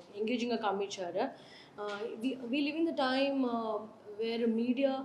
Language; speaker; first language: Tamil; non-native, learner; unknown